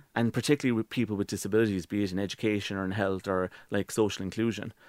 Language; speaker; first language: English; native; English